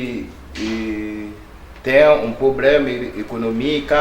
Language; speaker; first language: Portuguese; non-native, learner; Haitian Creole